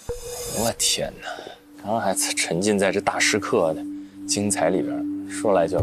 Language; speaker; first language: Chinese; native; Chinese